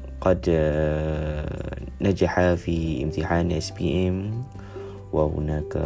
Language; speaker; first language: Arabic; non-native, learner; Malay